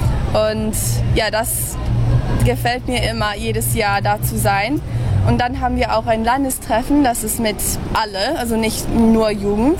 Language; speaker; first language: German; early bilingual, heritage; English